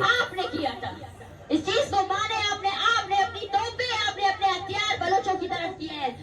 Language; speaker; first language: Urdu; non-native, local second language; Baluchi